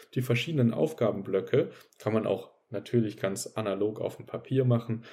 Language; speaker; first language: German; native; German